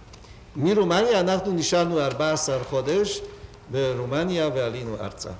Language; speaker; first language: Hebrew; non-native, fluent; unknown